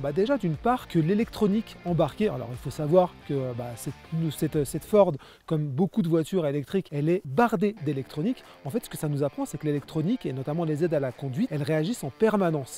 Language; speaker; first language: French; native; French